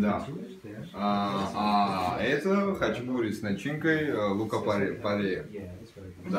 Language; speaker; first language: Russian; non-native, fluent; Georgian